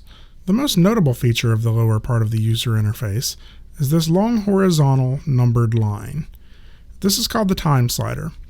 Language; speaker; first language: English; native; English